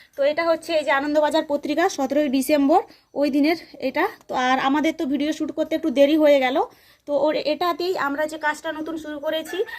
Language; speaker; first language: Bangla; non-native, local second language; Santali